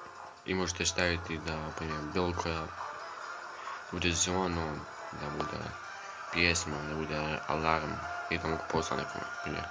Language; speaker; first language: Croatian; early bilingual, heritage; Croatian